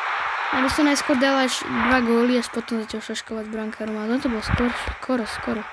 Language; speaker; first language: Slovak; native; Slovak